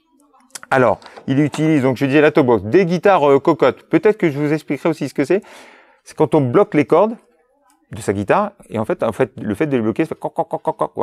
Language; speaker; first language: French; native; French